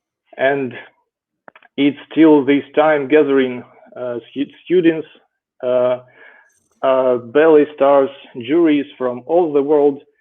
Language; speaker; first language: English; non-native, fluent; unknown